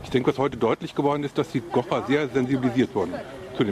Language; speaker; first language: German; native; German